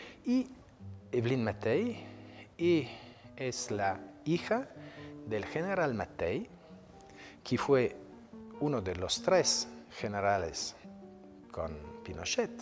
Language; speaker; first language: Spanish; non-native, fluent; Italian